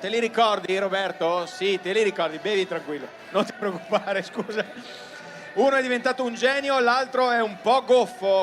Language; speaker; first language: Italian; native; Italian